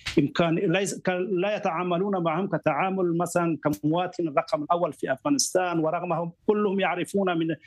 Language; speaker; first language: Arabic; non-native, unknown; Persian